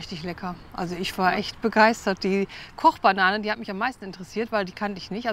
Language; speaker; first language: German; native; German